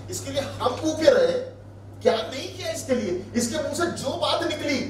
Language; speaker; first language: Hindi; non-native, local second language; Marathi